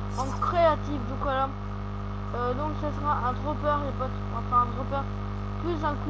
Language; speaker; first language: French; native; French